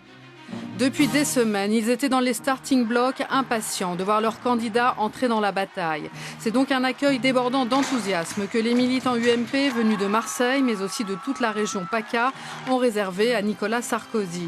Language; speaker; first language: French; native; French